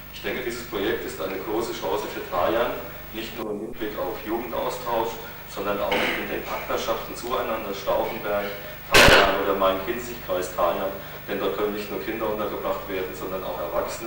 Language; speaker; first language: German; native; German